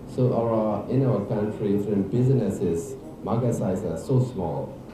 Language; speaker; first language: English; non-native, learner; Burmese